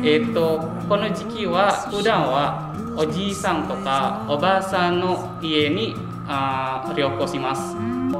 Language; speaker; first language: Japanese; non-native, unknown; Indonesian